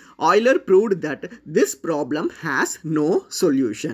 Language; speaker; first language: English; non-native, local second language; Tamil